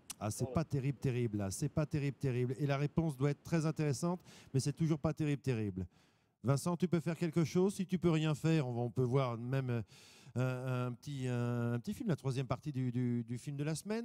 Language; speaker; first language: French; native; French